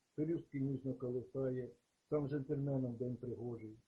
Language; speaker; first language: Ukrainian; native; Ukrainian